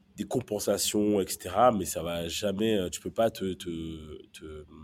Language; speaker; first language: French; non-native, local second language; Kinyarwanda